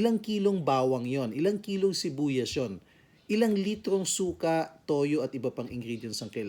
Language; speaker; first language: Filipino; native; Filipino